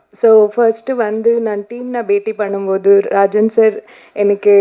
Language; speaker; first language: Tamil; non-native, learner; Kannada